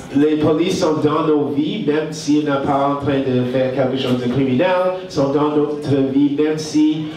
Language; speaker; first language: French; non-native, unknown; English